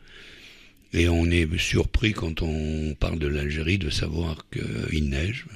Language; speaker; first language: French; native; French